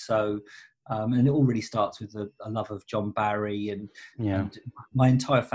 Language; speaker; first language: English; native; English